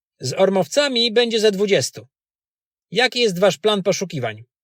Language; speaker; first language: Polish; native; Polish